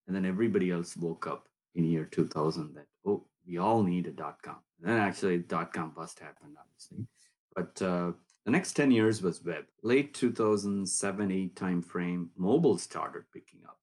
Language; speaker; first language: English; non-native, local second language; Tamil